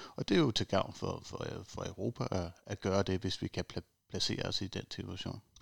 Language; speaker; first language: Danish; native; Danish